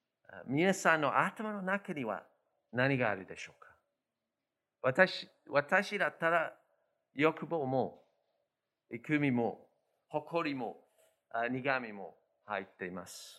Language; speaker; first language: Japanese; non-native, fluent; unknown